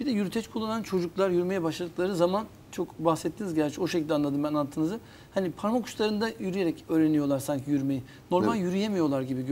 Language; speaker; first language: Turkish; native; Turkish